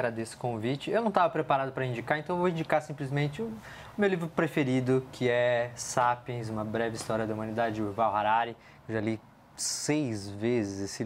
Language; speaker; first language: Portuguese; native; Portuguese